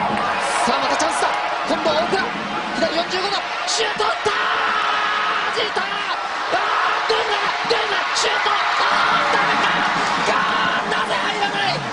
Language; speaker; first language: Japanese; native; Japanese